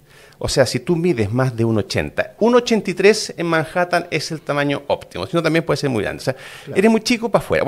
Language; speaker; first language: Spanish; native; Spanish